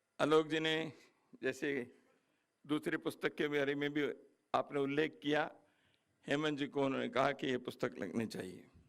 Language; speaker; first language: Hindi; non-native, local second language; Kannada